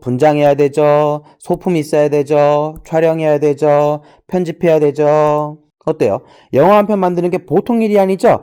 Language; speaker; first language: Korean; native; Korean